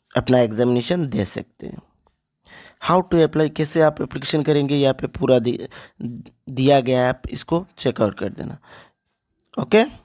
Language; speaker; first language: Hindi; non-native, local second language; Bangla